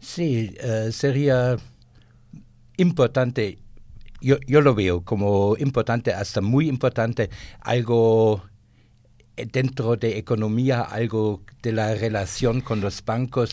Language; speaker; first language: Spanish; non-native, fluent; German